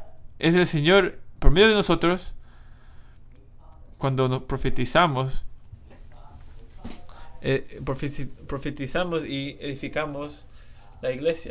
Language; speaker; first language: Spanish; non-native, fluent; English